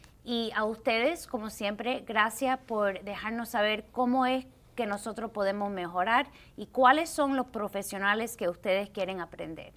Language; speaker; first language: Spanish; early bilingual, heritage; Spanish